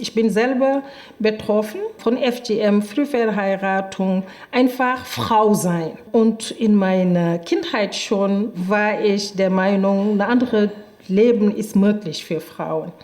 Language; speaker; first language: German; non-native, fluent; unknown